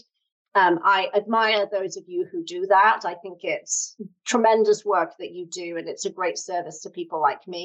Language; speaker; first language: English; native; English